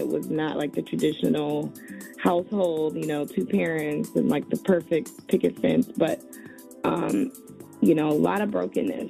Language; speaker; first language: English; native; English